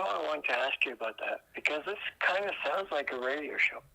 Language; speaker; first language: English; native; English